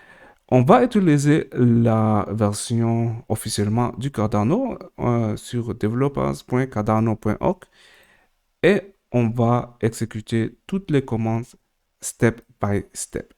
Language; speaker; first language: French; non-native, learner; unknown